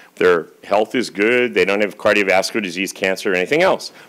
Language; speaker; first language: English; native; English